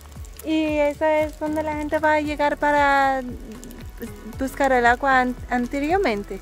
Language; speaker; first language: Spanish; non-native, learner; English